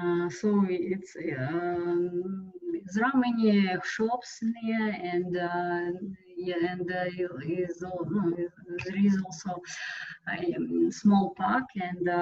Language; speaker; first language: English; non-native, learner; Russian